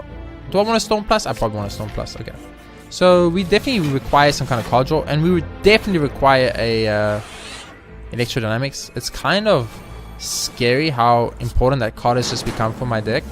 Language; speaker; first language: English; native; English